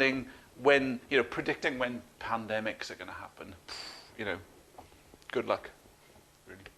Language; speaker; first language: English; native; English